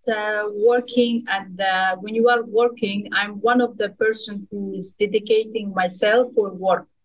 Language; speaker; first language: English; non-native, fluent; Russian